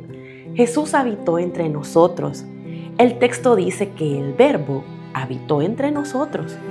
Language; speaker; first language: Spanish; native; Spanish